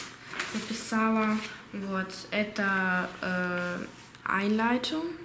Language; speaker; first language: Russian; early bilingual, heritage; Russian